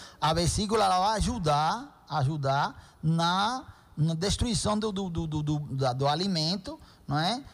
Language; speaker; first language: Portuguese; non-native, fluent; Spanish